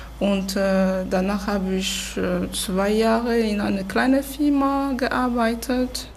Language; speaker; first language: German; non-native, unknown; French